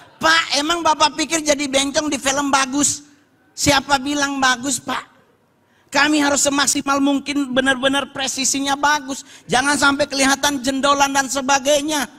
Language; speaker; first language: Indonesian; native; Indonesian